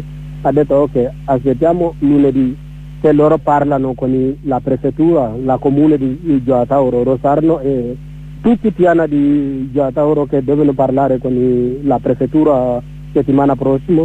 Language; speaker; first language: Italian; non-native, learner; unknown